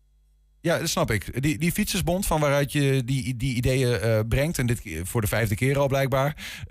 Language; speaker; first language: Dutch; native; Dutch